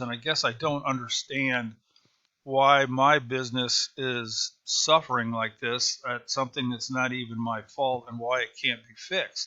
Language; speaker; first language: English; native; English